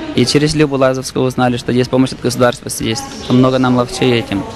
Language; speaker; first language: Russian; early bilingual, heritage; Spanish